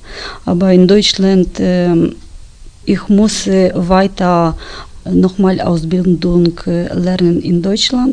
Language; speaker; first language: German; non-native, learner; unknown